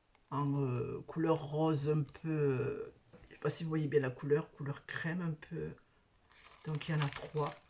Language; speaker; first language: French; native; French